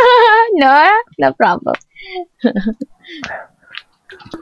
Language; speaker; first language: English; non-native, learner; Indonesian